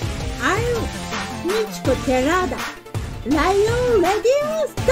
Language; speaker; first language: English; non-native, learner; Japanese